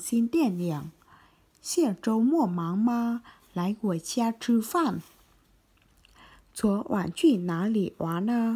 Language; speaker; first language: Chinese; non-native, learner; Vietnamese